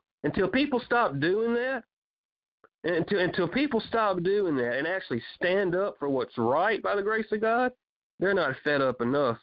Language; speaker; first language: English; native; English